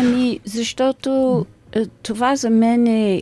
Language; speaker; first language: Bulgarian; early bilingual, heritage; Bulgarian